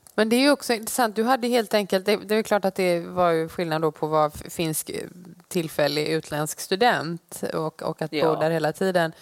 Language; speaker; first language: Swedish; native; Swedish